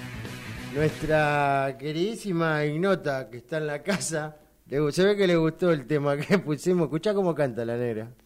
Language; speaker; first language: Spanish; native; Spanish